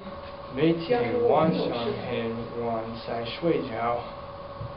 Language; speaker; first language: Chinese; non-native, learner; English